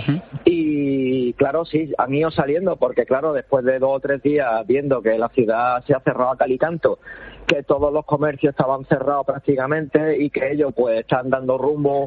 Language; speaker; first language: Spanish; native; Spanish